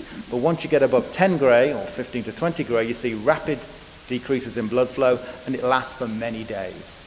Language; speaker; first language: English; native; English